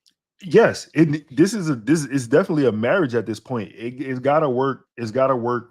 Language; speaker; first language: English; native; English